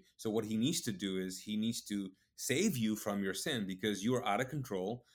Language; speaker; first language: English; early bilingual, other home language; Urdu